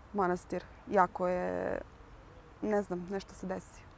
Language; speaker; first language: Serbian; early bilingual, other home language; Slovenian